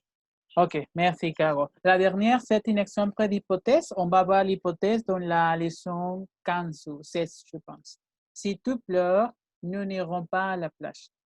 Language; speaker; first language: French; non-native, fluent; Spanish